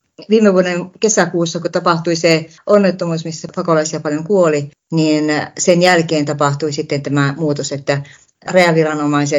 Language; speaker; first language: Finnish; native; Finnish